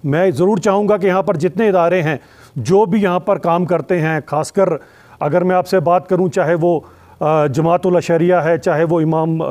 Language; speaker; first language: Hindi; native; Hindi